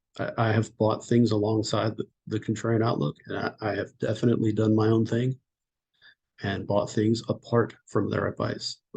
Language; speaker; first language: English; native; English